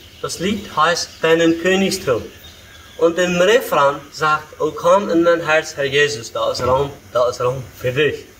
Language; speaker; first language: German; early bilingual, heritage; Low German